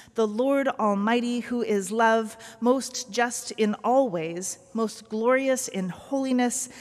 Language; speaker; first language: English; native; English